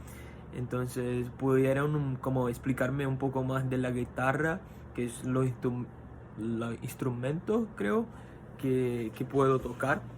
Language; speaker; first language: Spanish; non-native, fluent; Portuguese